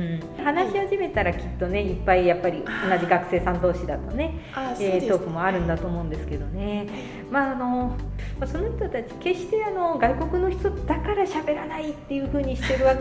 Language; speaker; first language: Japanese; native; Japanese